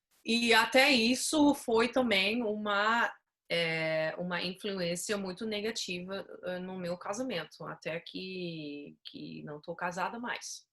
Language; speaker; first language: Portuguese; non-native, fluent; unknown